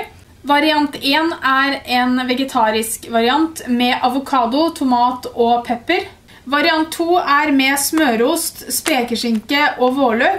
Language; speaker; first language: Norwegian; native; Norwegian